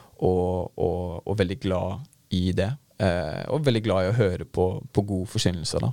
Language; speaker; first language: Norwegian; native; Norwegian